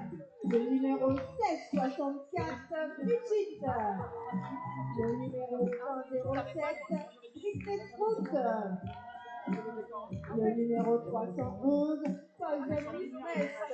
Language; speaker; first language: French; native; French